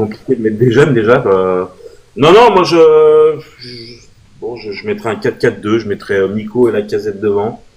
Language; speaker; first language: French; native; French